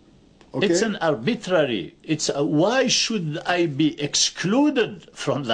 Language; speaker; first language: English; non-native, fluent; Arabic